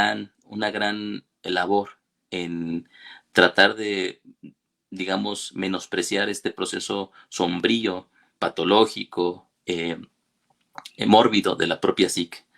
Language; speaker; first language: Spanish; native; Spanish